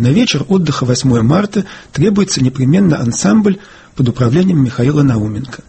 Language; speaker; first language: Russian; native; Russian